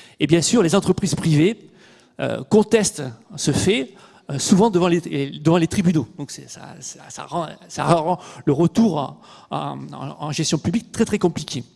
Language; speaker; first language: French; native; French